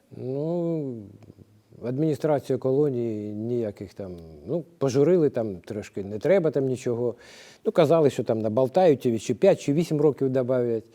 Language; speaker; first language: Ukrainian; non-native, local second language; Russian